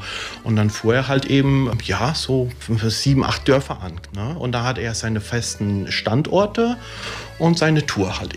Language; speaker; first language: German; early bilingual, other home language; Italian